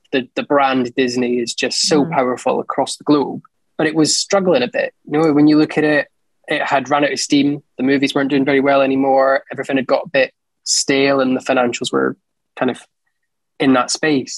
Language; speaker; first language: English; native; English